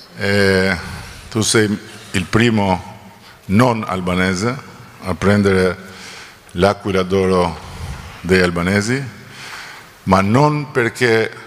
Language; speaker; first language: Italian; non-native, fluent; Albanian